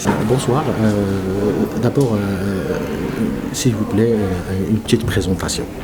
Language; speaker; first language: French; non-native, local second language; Arabic